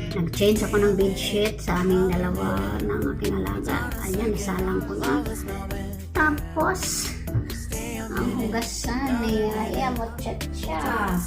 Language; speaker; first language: Filipino; non-native, local second language; Cebuano